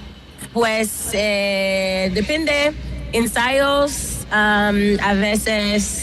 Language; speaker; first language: Spanish; non-native, learner; English